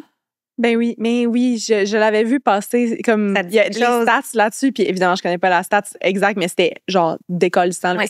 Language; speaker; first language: French; native; French